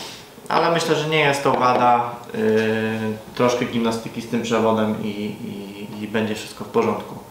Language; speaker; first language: Polish; native; Polish